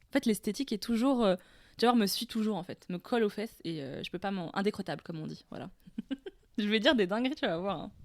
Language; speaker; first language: French; non-native, local second language; Arabic